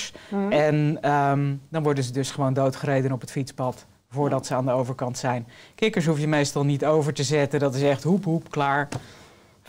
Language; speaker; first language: Dutch; native; Dutch